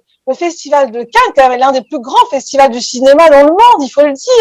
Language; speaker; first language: French; native; French